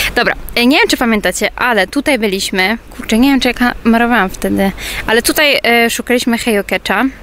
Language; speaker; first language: Polish; early bilingual, heritage; Polish